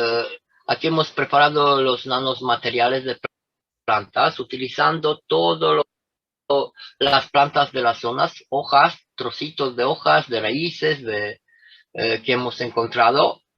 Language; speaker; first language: Spanish; non-native, fluent; Romanian